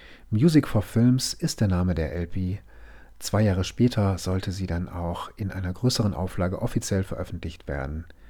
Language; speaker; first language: German; native; German